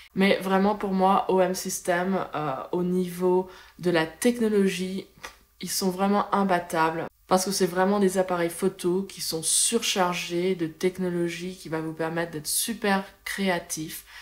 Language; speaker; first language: French; native; French